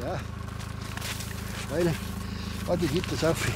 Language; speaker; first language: German; native; German